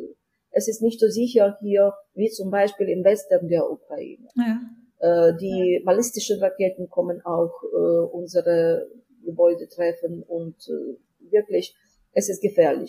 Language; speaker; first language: German; non-native, fluent; Ukrainian